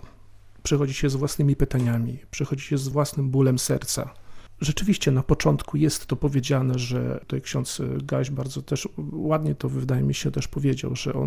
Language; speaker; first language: Polish; native; Polish